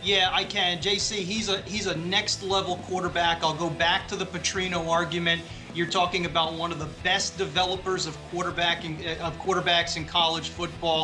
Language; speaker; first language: English; native; English